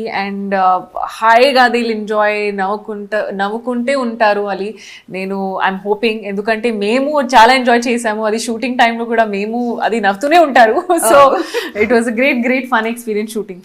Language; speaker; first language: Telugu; non-native, learner; Hindi